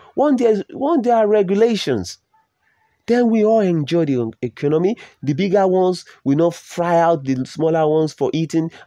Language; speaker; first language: English; non-native, local second language; Yoruba